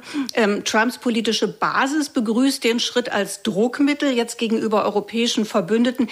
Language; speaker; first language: German; native; German